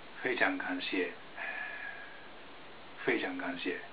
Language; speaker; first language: Chinese; non-native, fluent; Japanese